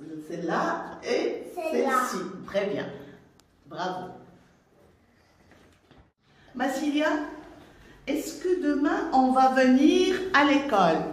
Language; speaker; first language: French; non-native, local second language; Arabic